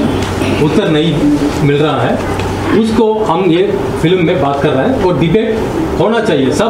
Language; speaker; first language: Hindi; non-native, local second language; Tamil